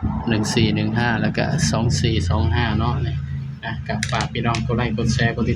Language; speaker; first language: Thai; non-native, local second language; Northeastern Thai